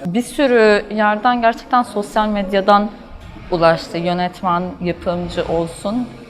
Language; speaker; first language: Turkish; early bilingual, heritage; Turkish